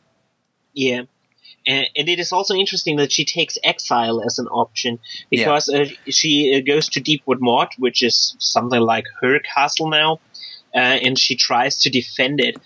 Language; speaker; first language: English; non-native, fluent; German